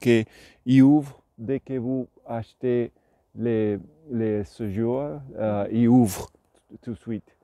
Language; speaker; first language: French; non-native, learner; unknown